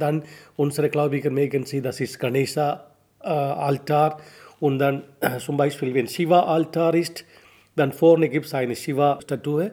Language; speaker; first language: German; non-native, learner; Tamil